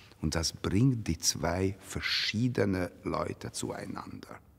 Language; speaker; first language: German; non-native, fluent; Hungarian